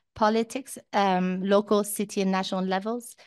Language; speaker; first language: English; early bilingual, other home language; Persian